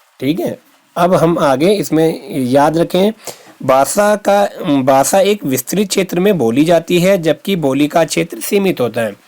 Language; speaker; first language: Hindi; non-native, local second language; Garhwali